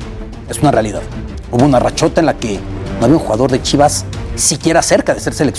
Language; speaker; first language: Spanish; native; Spanish